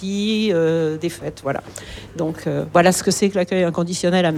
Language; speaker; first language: French; native; French